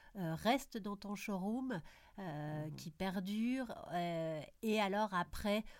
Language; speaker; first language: French; native; French